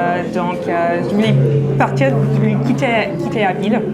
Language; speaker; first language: French; non-native, fluent; English